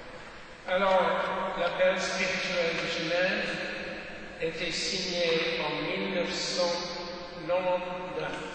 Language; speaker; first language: French; non-native, fluent; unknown